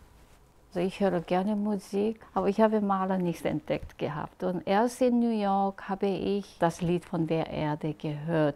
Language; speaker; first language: German; non-native, fluent; Korean